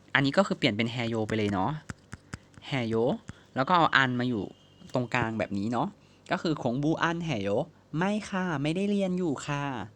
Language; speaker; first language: Thai; native; Thai